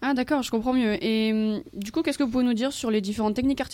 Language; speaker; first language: French; native; French